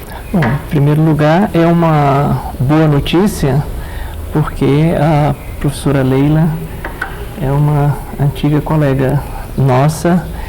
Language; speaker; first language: Portuguese; native; Portuguese